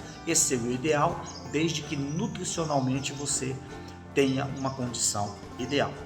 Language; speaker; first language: Portuguese; native; Portuguese